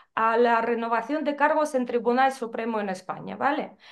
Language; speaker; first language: Spanish; non-native, fluent; Ukrainian